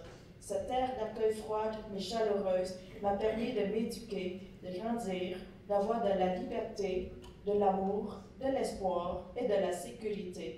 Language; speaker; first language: French; early bilingual, other home language; Vietnamese